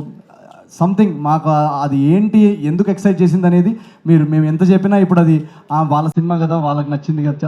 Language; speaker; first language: Telugu; native; Telugu